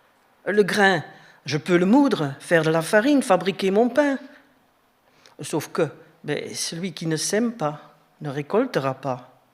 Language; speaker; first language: French; native; French